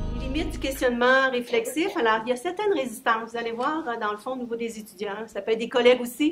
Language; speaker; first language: French; native; French